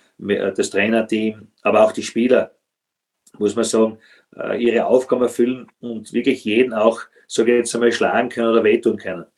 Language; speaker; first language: German; native; German